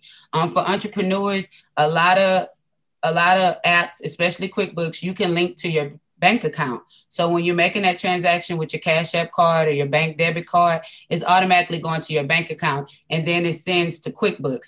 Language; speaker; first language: English; native; English